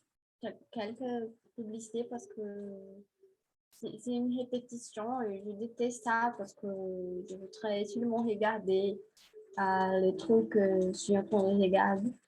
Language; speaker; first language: French; non-native, learner; Portuguese